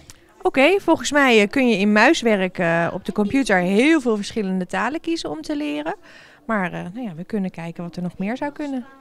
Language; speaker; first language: Dutch; native; Dutch